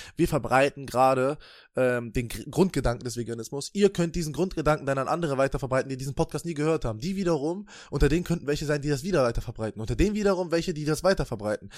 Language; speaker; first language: German; native; German